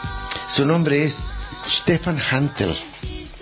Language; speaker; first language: Spanish; native; Spanish